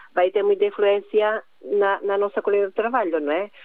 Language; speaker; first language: Portuguese; non-native, fluent; Greek